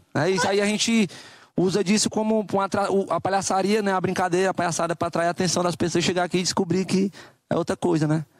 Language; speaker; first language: Portuguese; native; Portuguese